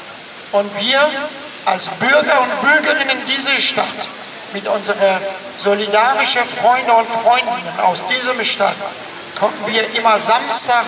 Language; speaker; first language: German; non-native, fluent; Persian